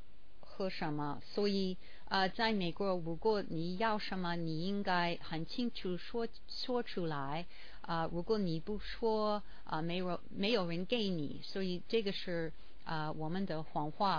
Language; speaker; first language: Chinese; non-native, learner; English